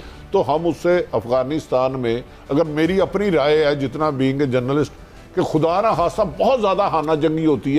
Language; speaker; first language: Urdu; native; Urdu